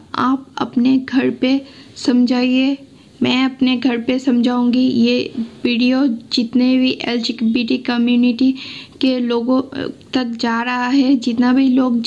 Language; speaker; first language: Hindi; non-native, local second language; Assamese